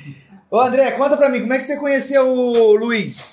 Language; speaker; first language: Portuguese; native; Portuguese